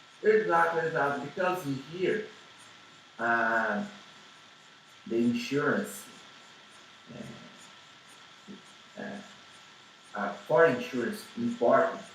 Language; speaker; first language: English; non-native, learner; Portuguese